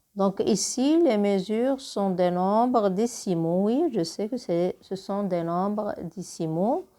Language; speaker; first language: French; non-native, local second language; Arabic